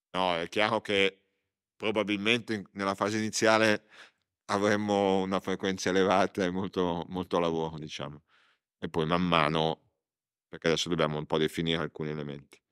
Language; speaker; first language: Italian; native; Italian